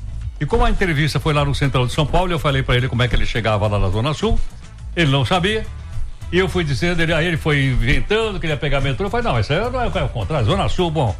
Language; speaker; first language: Portuguese; native; Portuguese